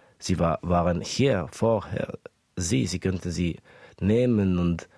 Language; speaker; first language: German; early bilingual, other home language; Estonian